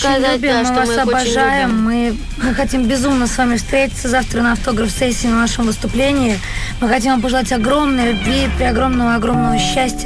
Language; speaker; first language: Russian; native; Russian